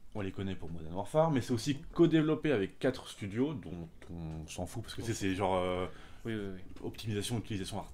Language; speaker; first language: French; native; French